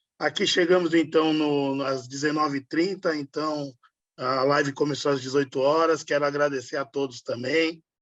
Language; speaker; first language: Portuguese; native; Portuguese